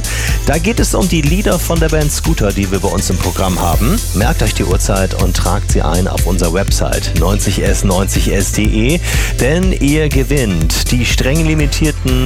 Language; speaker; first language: German; native; German